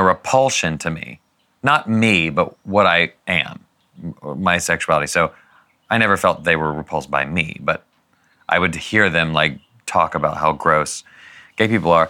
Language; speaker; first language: English; native; English